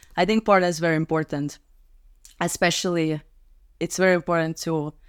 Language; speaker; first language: English; non-native, fluent; Russian